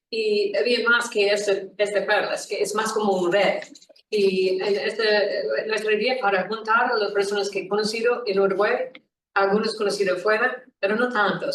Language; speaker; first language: Spanish; non-native, learner; English